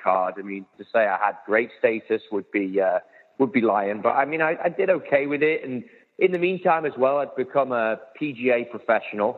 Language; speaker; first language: English; native; English